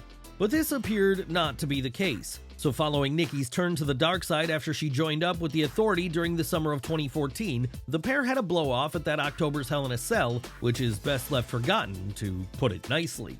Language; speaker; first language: English; native; English